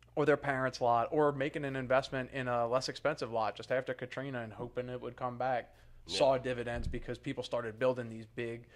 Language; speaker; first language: English; native; English